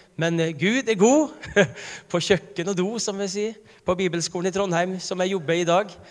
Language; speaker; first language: Norwegian; native; Norwegian